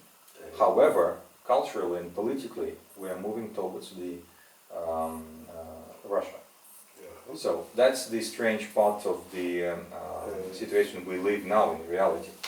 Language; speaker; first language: English; non-native, fluent; Russian